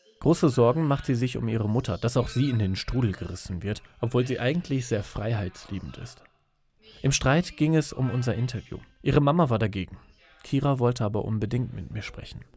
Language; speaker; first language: German; native; German